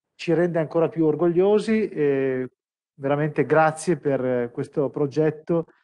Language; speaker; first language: Italian; native; Italian